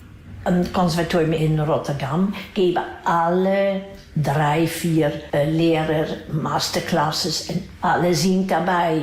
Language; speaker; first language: German; non-native, fluent; Dutch